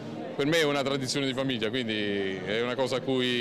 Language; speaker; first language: Italian; native; Italian